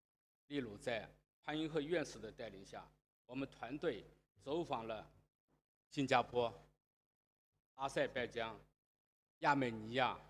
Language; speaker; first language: Chinese; native; Chinese